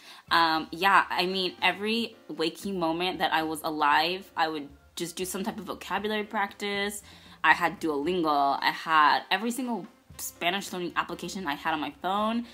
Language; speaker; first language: English; native; English